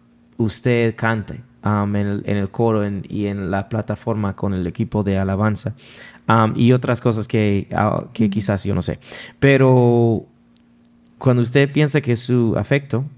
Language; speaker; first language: Spanish; non-native, fluent; English